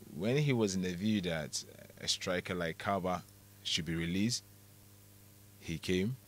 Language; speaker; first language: English; non-native, local second language; Akan